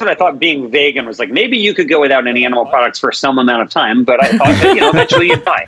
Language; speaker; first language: English; native; English